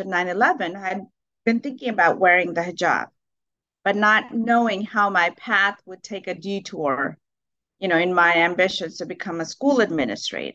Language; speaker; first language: English; native; English